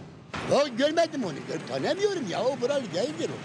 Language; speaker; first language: Turkish; non-native, local second language; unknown